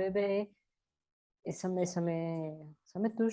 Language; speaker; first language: French; non-native, learner; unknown